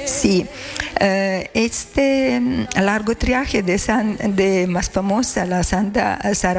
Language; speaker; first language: Spanish; non-native, learner; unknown